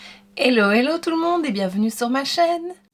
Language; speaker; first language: French; native; French